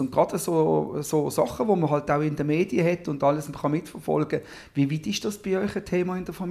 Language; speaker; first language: German; native; German